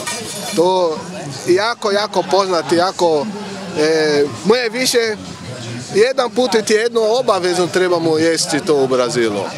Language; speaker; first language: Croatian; non-native, learner; Portuguese